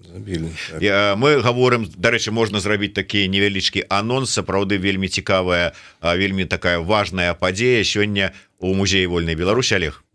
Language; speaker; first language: Belarusian; native; Belarusian